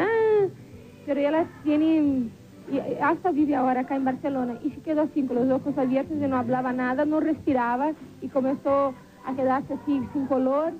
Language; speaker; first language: Spanish; non-native, fluent; Portuguese